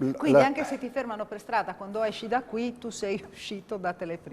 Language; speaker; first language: Italian; native; Italian